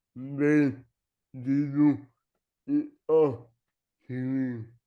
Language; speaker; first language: English; non-native, learner; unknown